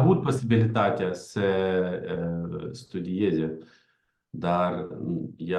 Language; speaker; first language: Romanian; non-native, learner; Ukrainian